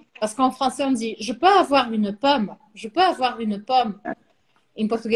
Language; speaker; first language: French; non-native, fluent; Portuguese